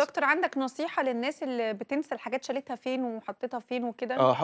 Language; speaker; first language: Arabic; native; Arabic